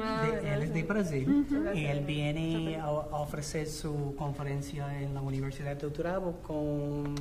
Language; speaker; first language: Spanish; non-native, fluent; English